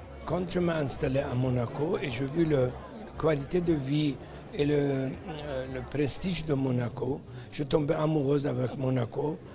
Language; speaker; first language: French; non-native, fluent; Persian